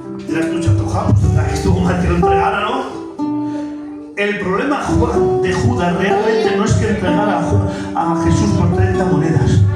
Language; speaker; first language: Spanish; native; Spanish